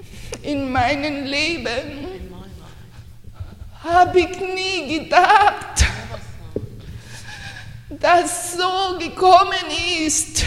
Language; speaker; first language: German; non-native, learner; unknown